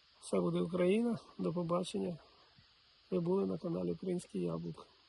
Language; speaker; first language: Ukrainian; native; Ukrainian